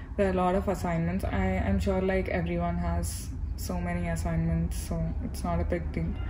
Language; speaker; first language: English; non-native, local second language; Telugu